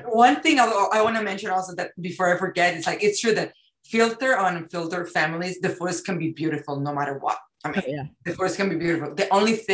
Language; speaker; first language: English; non-native, fluent; Spanish